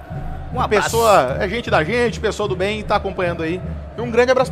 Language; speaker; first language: Portuguese; native; Portuguese